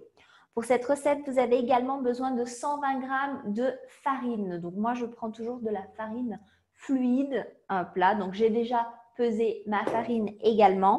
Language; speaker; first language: French; native; French